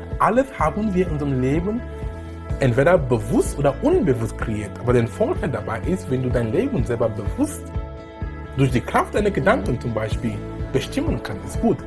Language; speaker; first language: German; non-native, fluent; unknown